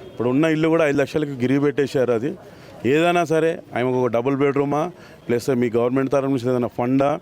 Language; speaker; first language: Telugu; native; Telugu